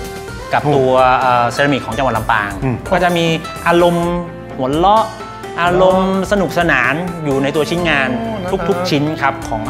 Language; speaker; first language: Thai; native; Thai